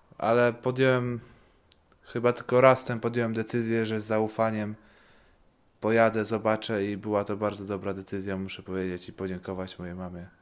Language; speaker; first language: Polish; early bilingual, heritage; Polish